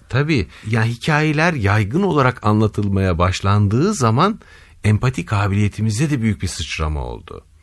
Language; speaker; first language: Turkish; native; Turkish